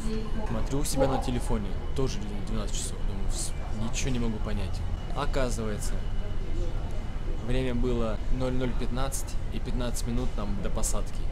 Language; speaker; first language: Russian; native; Russian